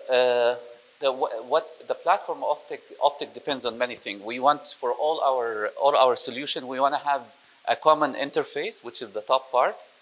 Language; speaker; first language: English; non-native, fluent; Arabic